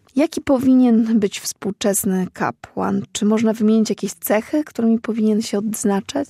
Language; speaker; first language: Polish; native; Polish